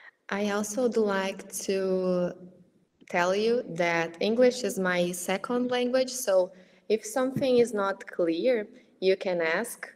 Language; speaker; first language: English; non-native, fluent; Portuguese